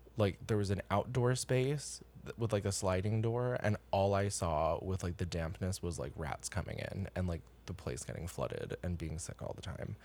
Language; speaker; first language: English; native; English